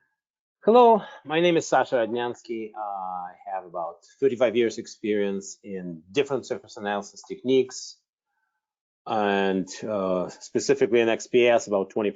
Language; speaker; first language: English; non-native, fluent; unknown